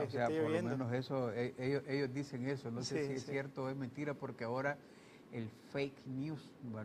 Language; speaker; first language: Spanish; native; Spanish